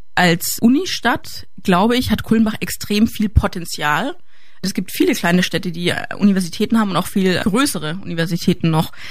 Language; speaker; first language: German; native; German